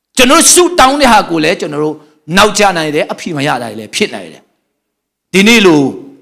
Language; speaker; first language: Burmese; non-native, local second language; Tedim Chin